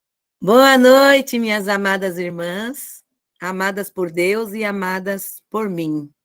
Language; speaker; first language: Portuguese; native; Portuguese